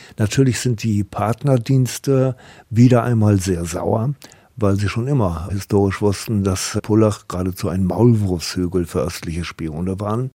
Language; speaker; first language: German; native; German